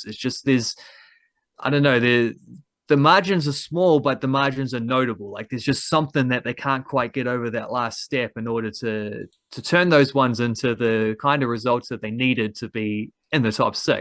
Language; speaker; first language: English; native; English